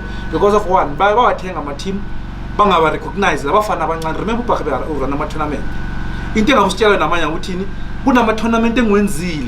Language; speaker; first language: English; non-native, local second language; Zulu